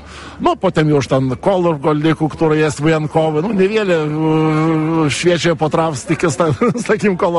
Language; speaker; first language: Polish; non-native, fluent; Lithuanian